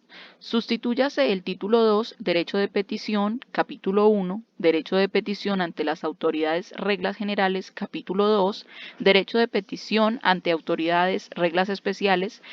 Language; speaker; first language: Spanish; native; Spanish